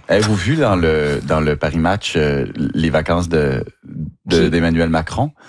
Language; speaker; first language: French; native; French